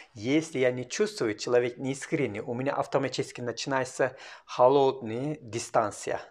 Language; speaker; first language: Russian; non-native, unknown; Turkish